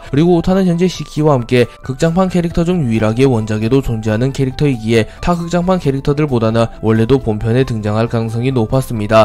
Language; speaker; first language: Korean; native; Korean